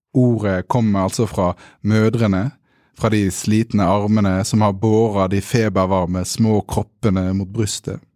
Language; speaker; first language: Norwegian; native; Norwegian